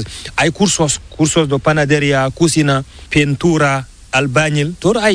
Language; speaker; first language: Spanish; non-native, learner; Fula